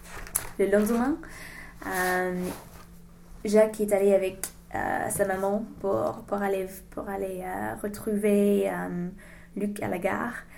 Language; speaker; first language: French; non-native, learner; English